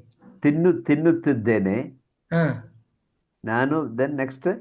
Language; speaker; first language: Kannada; non-native, learner; Hindi